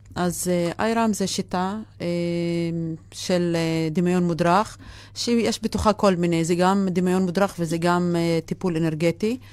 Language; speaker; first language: Hebrew; non-native, local second language; Arabic